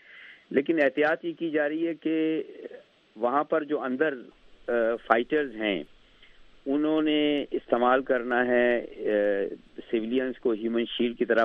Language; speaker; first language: Urdu; native; Urdu